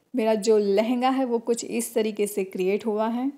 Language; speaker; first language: Hindi; non-native, local second language; Gujarati